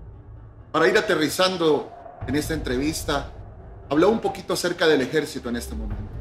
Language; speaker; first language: Spanish; native; Spanish